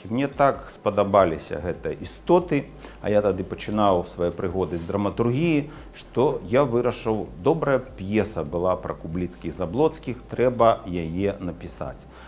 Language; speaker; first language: Belarusian; native; Belarusian